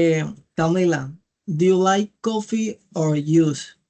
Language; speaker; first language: English; non-native, learner; Spanish